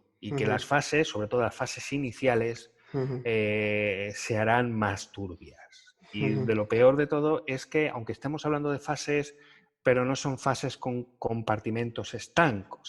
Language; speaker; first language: Spanish; native; Spanish